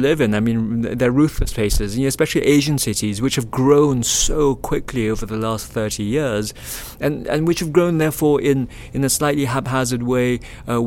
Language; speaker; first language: English; non-native, local second language; Chinese